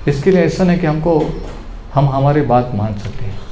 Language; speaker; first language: Hindi; non-native, local second language; Marathi